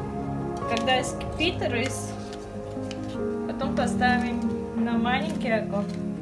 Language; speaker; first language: Russian; non-native, local second language; Tajik